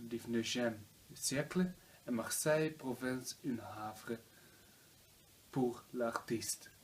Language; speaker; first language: French; non-native, learner; Dutch